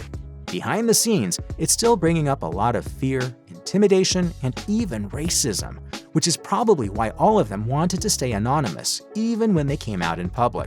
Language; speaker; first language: English; native; English